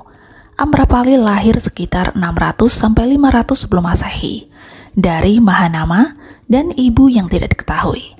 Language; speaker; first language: Indonesian; native; Indonesian